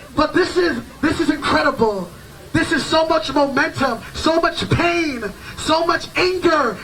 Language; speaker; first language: English; early bilingual, other home language; Yoruba